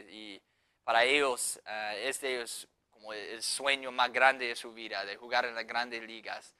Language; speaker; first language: Spanish; non-native, fluent; English